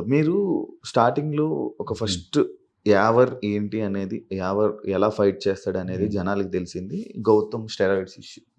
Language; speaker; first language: Telugu; native; Telugu